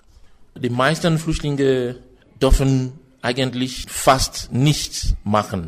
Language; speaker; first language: German; non-native, fluent; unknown